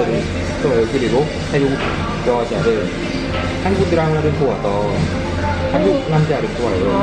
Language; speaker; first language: Korean; non-native, learner; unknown